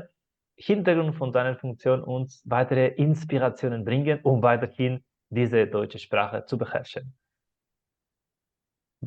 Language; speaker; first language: German; non-native, fluent; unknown